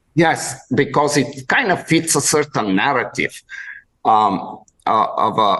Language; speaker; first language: English; non-native, fluent; Bulgarian